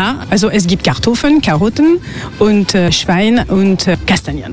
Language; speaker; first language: German; non-native, learner; French